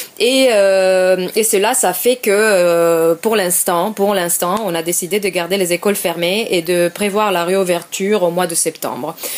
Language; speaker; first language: French; non-native, fluent; Italian